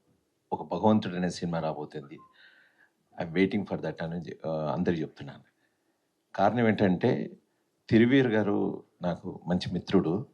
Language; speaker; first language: Telugu; native; Telugu